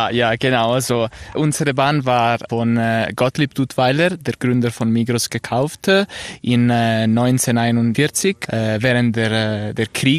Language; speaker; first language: German; non-native, local second language; Italian